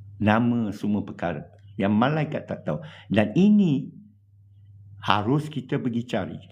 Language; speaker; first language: Malay; non-native, local second language; English